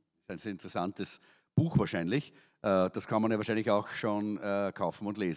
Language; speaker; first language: German; native; German